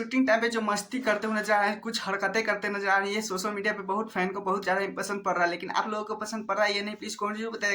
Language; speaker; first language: Hindi; non-native, local second language; Bhojpuri